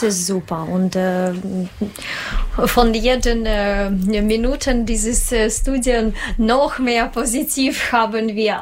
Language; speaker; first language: German; non-native, learner; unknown